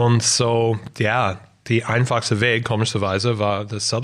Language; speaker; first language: German; non-native, fluent; English